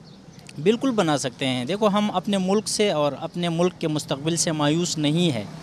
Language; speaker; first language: Urdu; native; Urdu